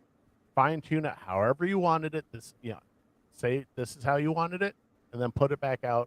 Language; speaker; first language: English; native; English